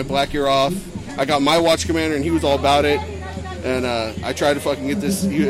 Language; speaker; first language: English; native; English